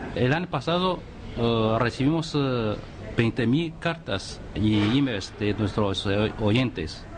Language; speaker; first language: Spanish; non-native, fluent; Chinese